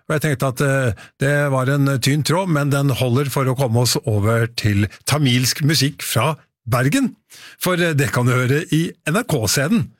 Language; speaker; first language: Norwegian; native; Norwegian